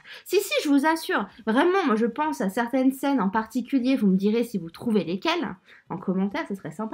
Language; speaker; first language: French; native; French